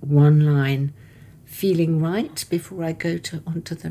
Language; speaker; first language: English; early bilingual, other home language; Persian